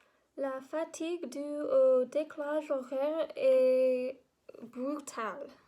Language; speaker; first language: French; non-native, learner; English